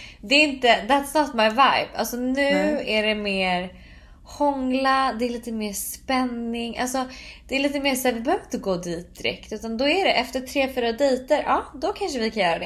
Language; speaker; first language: Swedish; native; Swedish